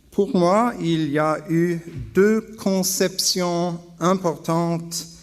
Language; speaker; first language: French; non-native, learner; English